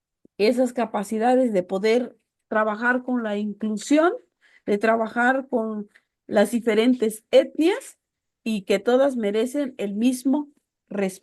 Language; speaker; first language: Spanish; native; Spanish